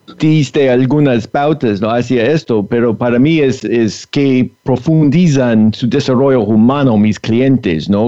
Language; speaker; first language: Spanish; non-native, fluent; English